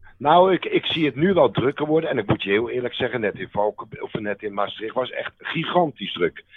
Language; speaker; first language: Dutch; native; Dutch